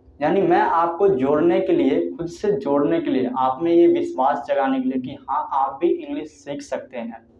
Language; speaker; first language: Hindi; native; Hindi